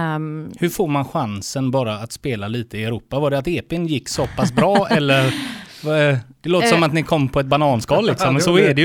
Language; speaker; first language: Swedish; native; Swedish